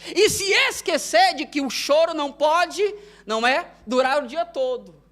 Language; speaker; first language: Portuguese; native; Portuguese